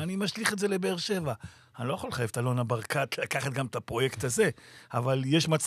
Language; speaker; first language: Hebrew; native; Hebrew